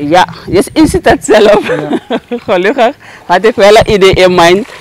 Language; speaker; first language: Dutch; non-native, local second language; Sranan Tongo